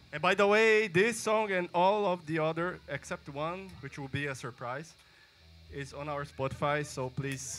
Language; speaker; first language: English; non-native, fluent; Portuguese